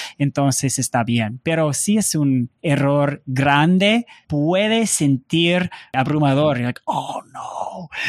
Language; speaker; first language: Spanish; non-native, learner; English